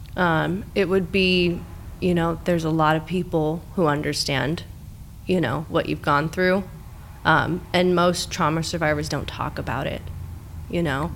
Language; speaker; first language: English; native; English